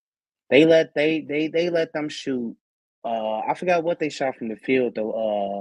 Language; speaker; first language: English; native; English